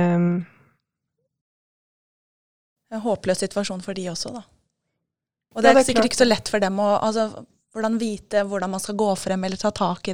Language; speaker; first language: Norwegian; native; Norwegian